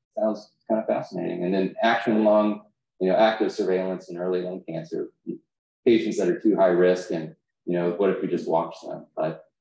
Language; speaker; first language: English; native; English